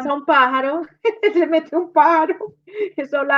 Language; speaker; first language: Spanish; native; Spanish